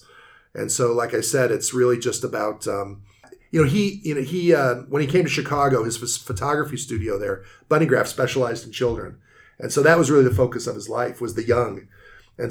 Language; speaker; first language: English; native; English